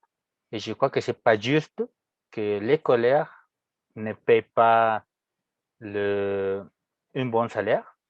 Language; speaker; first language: French; non-native, fluent; Spanish